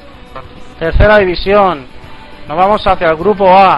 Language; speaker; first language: Spanish; native; Spanish